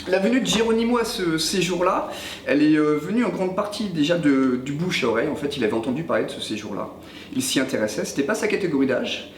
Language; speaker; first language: French; native; French